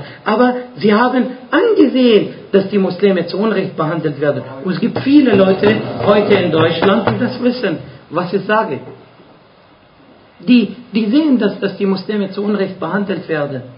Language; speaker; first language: German; non-native, fluent; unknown